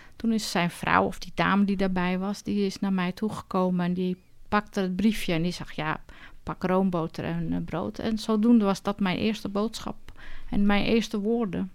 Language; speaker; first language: Dutch; early bilingual, other home language; Turkish